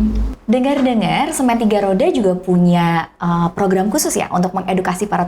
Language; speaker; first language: Indonesian; native; Indonesian